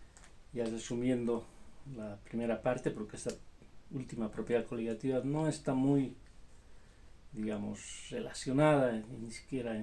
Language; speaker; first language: Spanish; native; Spanish